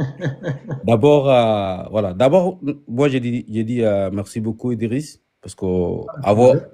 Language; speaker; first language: French; non-native, learner; Arabic